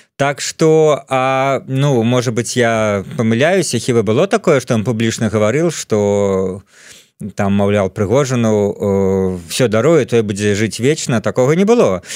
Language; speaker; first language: Belarusian; non-native, local second language; Russian